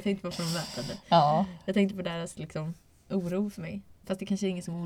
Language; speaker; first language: Swedish; native; Swedish